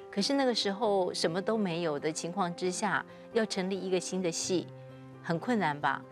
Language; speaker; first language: Chinese; native; Chinese